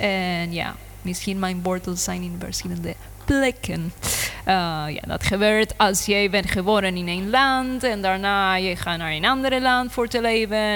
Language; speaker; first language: Dutch; non-native, learner; English